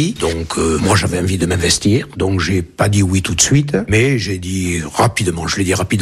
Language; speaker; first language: French; native; French